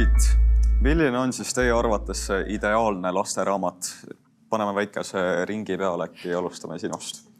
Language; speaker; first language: Estonian; native; Estonian